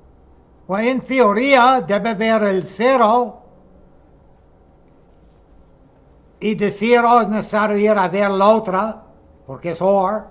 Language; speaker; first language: Spanish; non-native, fluent; English